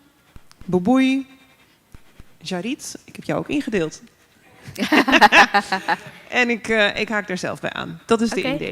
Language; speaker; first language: Dutch; native; Dutch